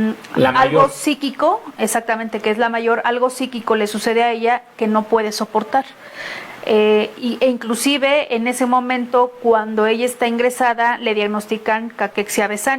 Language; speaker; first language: Spanish; native; Spanish